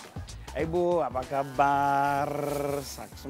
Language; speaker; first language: Indonesian; non-native, learner; English